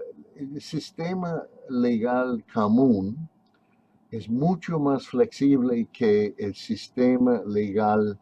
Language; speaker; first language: Spanish; non-native, fluent; English